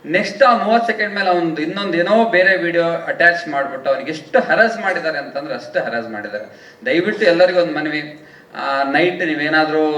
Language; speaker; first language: Kannada; native; Kannada